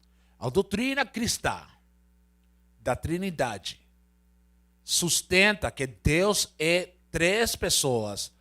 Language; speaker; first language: Portuguese; non-native, learner; Spanish